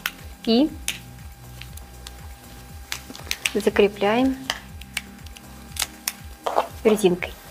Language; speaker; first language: Russian; native; Russian